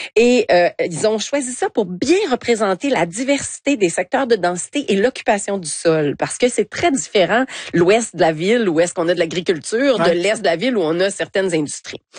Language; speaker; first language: French; native; French